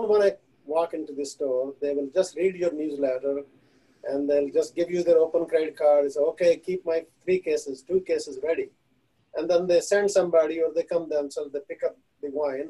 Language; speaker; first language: English; non-native, local second language; Hindi